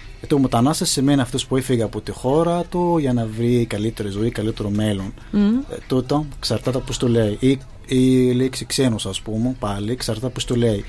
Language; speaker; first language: Greek; non-native, fluent; Arabic